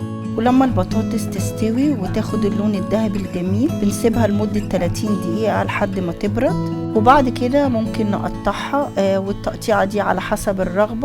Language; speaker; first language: Arabic; native; Arabic